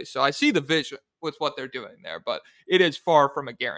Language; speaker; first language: English; native; English